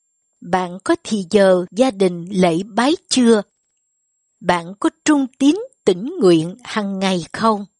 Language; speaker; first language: Vietnamese; native; Vietnamese